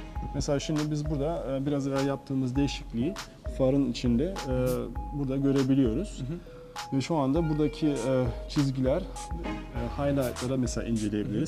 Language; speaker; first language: Turkish; native; Turkish